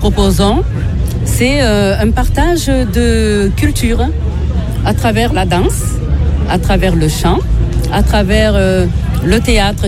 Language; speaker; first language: French; native; French